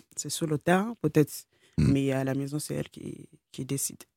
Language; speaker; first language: French; non-native, fluent; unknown